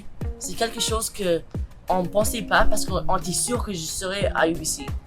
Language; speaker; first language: French; non-native, local second language; English